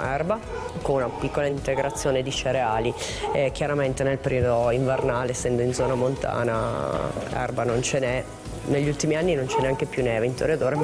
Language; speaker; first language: Italian; native; Italian